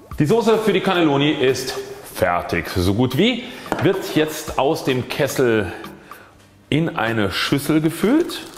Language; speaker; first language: German; native; German